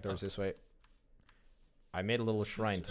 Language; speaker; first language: English; native; English